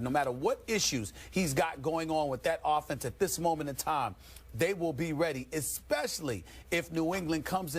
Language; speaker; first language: English; native; English